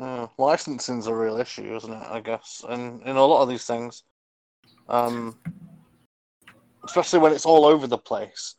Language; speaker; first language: English; native; English